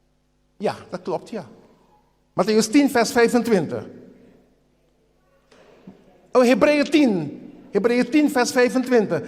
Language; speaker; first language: Dutch; non-native, local second language; Papiamento